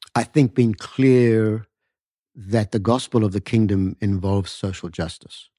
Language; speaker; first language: English; native; English